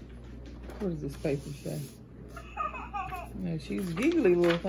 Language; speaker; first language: English; native; English